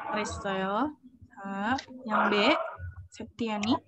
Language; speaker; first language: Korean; non-native, fluent; Indonesian